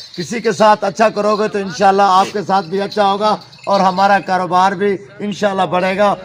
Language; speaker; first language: Urdu; non-native, local second language; Saraiki